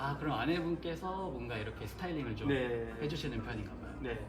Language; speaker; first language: Korean; native; Korean